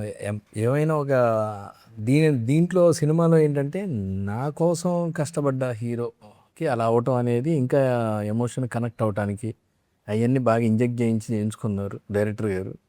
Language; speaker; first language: Telugu; native; Telugu